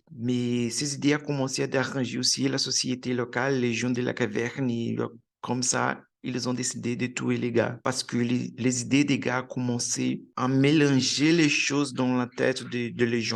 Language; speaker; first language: French; non-native, learner; Portuguese